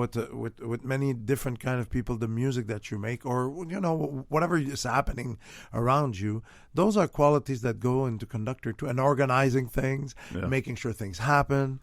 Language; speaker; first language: English; non-native, fluent; French